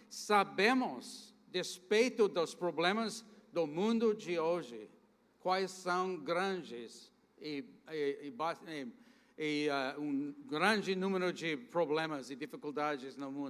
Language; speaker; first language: Portuguese; non-native, fluent; English